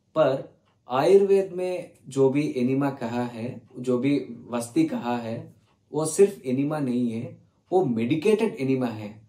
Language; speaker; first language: Hindi; non-native, learner; Tamil